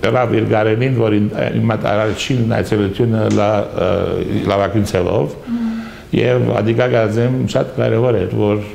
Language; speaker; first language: Armenian; early bilingual, heritage; Armenian